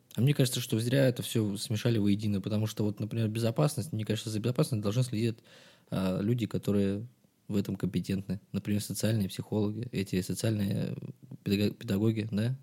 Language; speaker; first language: Russian; native; Russian